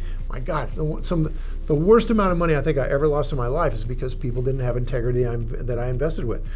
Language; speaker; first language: English; native; English